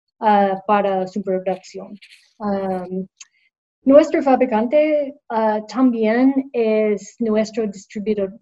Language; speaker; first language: Spanish; non-native, learner; English